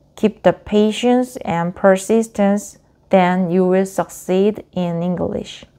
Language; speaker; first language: English; non-native, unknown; Korean